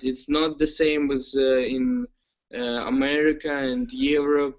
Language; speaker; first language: English; non-native, learner; Ukrainian